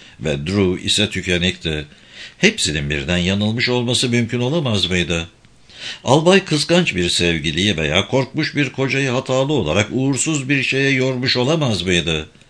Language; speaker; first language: Turkish; native; Turkish